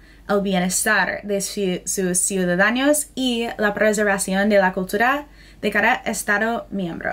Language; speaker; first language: Spanish; non-native, fluent; English